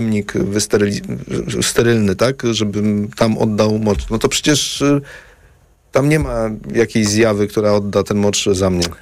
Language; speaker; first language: Polish; native; Polish